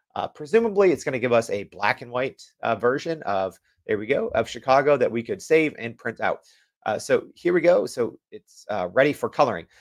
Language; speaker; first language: English; native; English